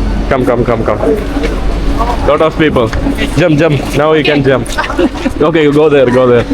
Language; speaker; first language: English; non-native, local second language; Malayalam